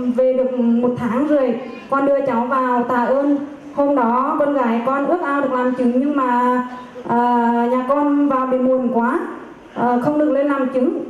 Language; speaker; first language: Vietnamese; native; Vietnamese